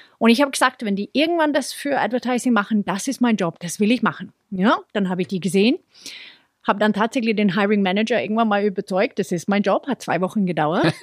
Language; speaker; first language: German; non-native, fluent; Swedish